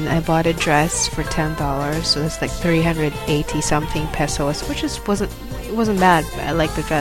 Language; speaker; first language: English; non-native, local second language; Filipino